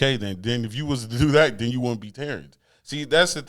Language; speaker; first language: English; native; English